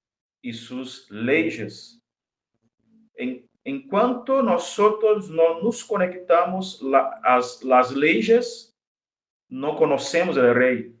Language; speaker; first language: Spanish; non-native, fluent; Portuguese